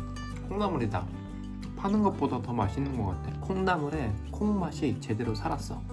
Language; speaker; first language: Korean; native; Korean